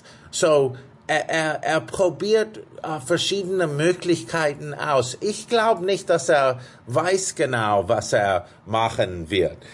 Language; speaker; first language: German; non-native, fluent; English